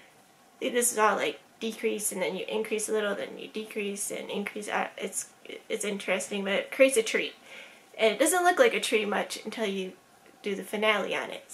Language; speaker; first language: English; native; English